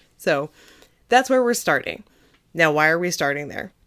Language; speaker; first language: English; native; English